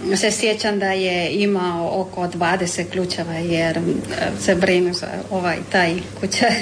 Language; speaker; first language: Croatian; non-native, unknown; Spanish